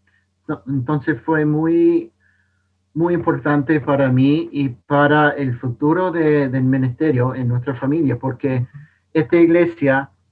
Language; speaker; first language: Spanish; non-native, fluent; English